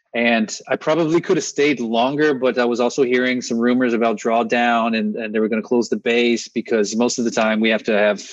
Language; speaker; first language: English; native; English